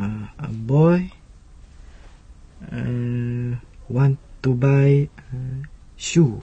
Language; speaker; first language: English; non-native, learner; Malay